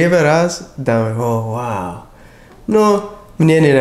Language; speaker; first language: Russian; non-native, learner; English